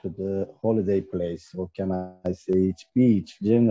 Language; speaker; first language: English; non-native, learner; Turkish